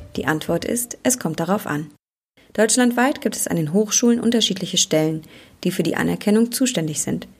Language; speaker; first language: German; native; German